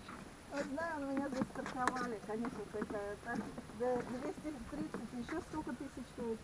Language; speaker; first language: Russian; native; Russian